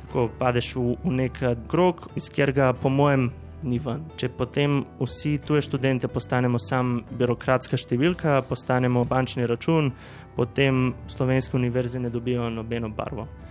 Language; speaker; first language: Slovenian; non-native, fluent; Macedonian